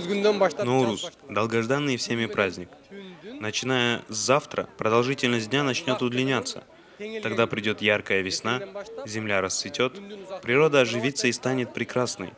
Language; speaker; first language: Russian; non-native, local second language; Kyrgyz